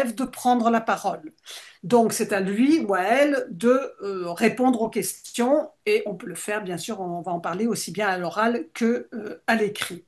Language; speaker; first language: French; native; French